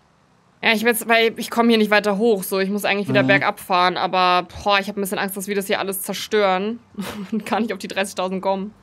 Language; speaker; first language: German; native; German